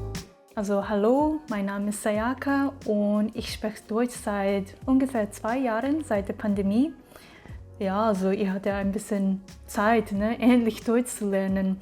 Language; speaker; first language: German; non-native, fluent; Japanese